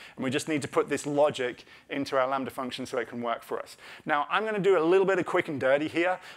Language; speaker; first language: English; native; English